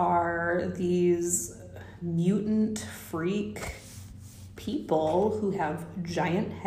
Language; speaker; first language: English; native; English